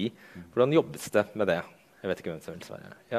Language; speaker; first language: Norwegian; native; Norwegian